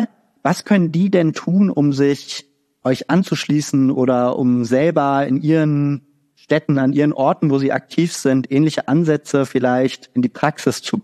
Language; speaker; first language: German; native; German